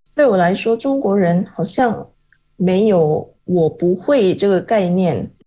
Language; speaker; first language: Chinese; non-native, fluent; Indonesian